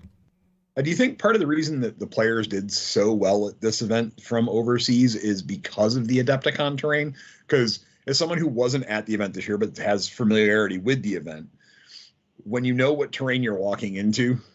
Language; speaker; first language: English; native; English